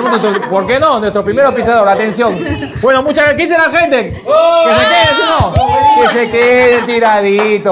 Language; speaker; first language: Spanish; native; Spanish